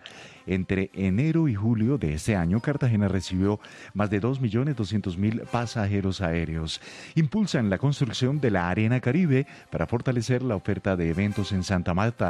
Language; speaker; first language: Spanish; native; Spanish